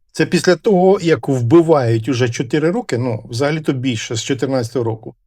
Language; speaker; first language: Ukrainian; native; Ukrainian